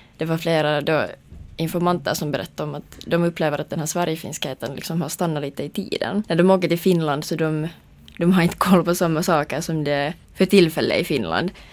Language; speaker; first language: Swedish; native; Swedish